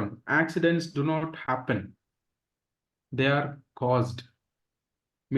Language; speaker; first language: English; non-native, local second language; Telugu